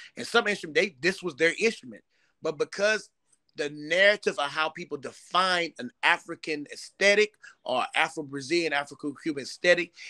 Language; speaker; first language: English; native; English